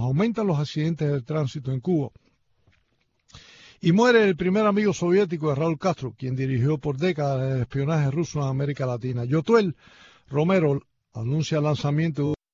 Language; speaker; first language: Spanish; native; Spanish